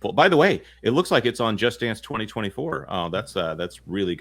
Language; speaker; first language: English; native; English